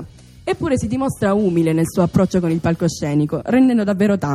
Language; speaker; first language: Italian; native; Italian